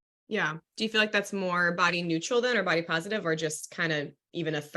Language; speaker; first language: English; native; English